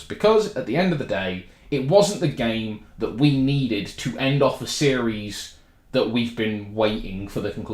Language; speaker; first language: English; native; English